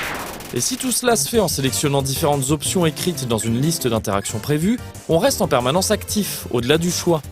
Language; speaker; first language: French; native; French